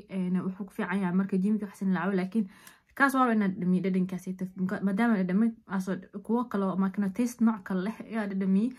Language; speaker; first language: Somali; early bilingual, heritage; Somali